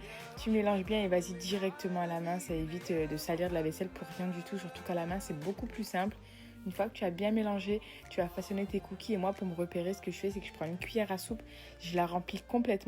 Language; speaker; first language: French; native; French